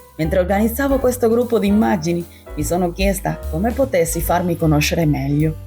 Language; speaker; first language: Italian; non-native, fluent; Spanish